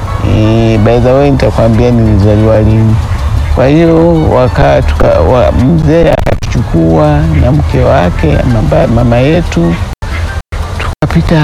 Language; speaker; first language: Swahili; early bilingual, other home language; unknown